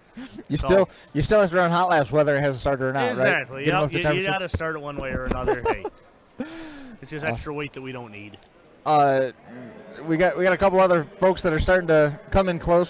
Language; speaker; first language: English; native; English